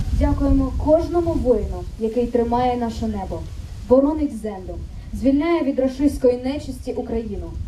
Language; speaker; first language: Ukrainian; native; Ukrainian